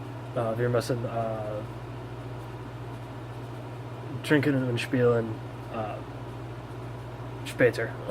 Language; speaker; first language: German; non-native, learner; English